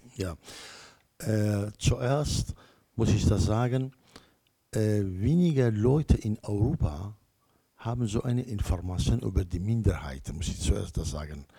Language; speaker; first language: German; non-native, learner; Kurdish